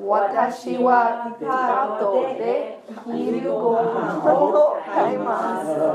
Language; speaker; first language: Japanese; non-native, learner; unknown